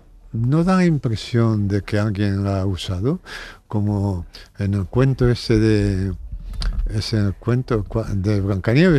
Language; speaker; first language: Spanish; native; Spanish